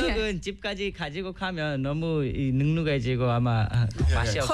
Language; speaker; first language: Korean; non-native, fluent; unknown